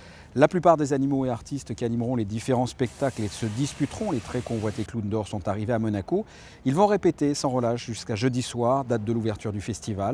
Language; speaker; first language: French; native; French